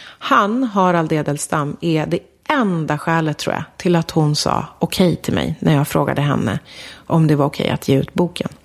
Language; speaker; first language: Swedish; early bilingual, other home language; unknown